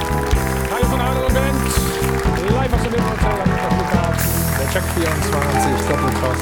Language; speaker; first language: German; native; German